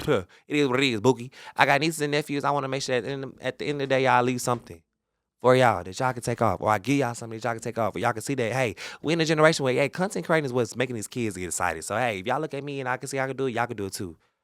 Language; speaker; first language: English; native; English